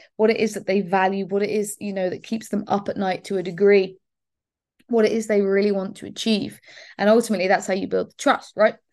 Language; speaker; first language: English; native; English